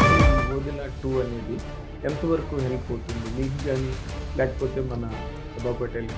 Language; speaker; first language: Telugu; native; Telugu